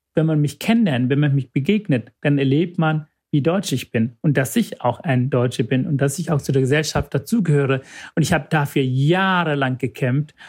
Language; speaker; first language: German; early bilingual, other home language; Tamil